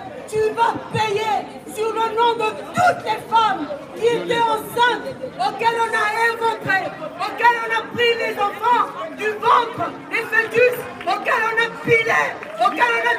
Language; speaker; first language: French; non-native, local second language; Lingala